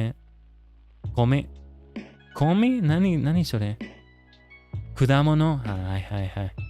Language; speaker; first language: Japanese; non-native, learner; English